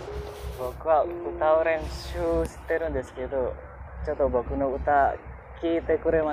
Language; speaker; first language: Japanese; non-native, learner; Indonesian